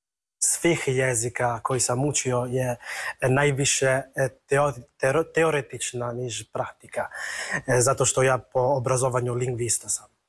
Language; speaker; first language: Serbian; non-native, fluent; Italian